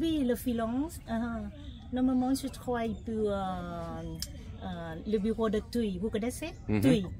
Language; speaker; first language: French; non-native, fluent; Thai